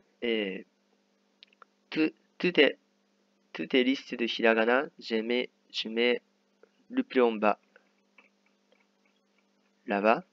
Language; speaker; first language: French; non-native, fluent; Japanese